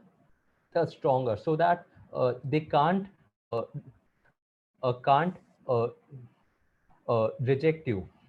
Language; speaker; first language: English; non-native, local second language; Hindi